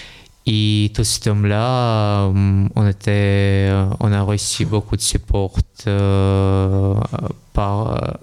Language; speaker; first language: French; non-native, learner; Russian